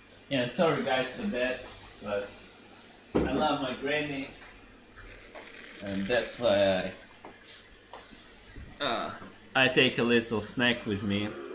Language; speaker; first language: English; non-native, learner; Russian